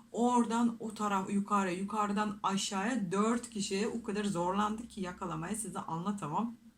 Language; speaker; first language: Turkish; non-native, fluent; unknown